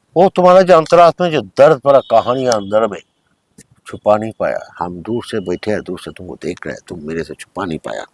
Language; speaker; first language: Hindi; non-native, local second language; Bangla